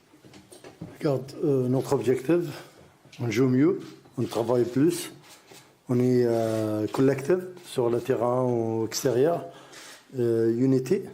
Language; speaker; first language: French; non-native, learner; Arabic